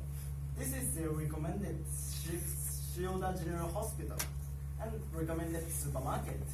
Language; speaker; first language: English; non-native, learner; Japanese